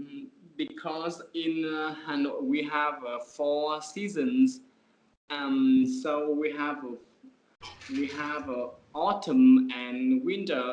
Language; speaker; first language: English; non-native, learner; Vietnamese